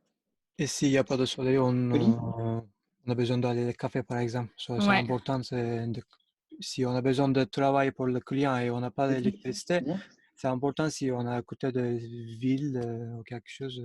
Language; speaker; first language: French; non-native, learner; Turkish